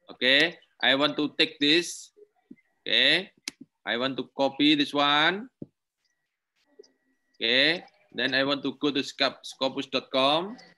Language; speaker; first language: English; non-native, learner; Indonesian